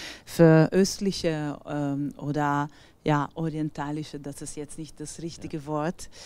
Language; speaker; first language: German; non-native, fluent; Italian